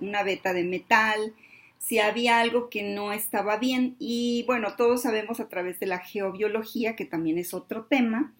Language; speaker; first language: Spanish; native; Spanish